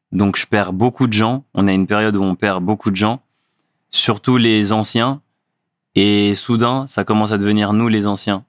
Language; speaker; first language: French; early bilingual, other home language; Fula